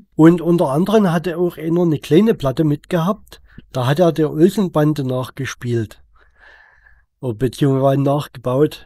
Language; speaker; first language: German; native; German